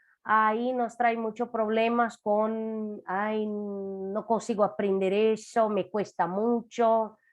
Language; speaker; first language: Spanish; non-native, fluent; Portuguese